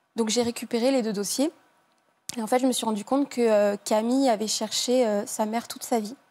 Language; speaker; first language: French; native; French